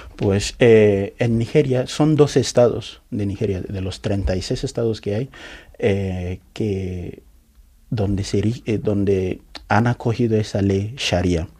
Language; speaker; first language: Spanish; non-native, fluent; Igbo